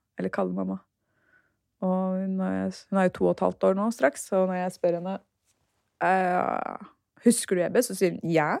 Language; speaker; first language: Norwegian; early bilingual, other home language; Turkish